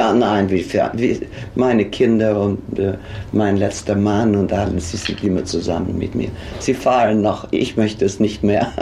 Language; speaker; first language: German; non-native, fluent; Swedish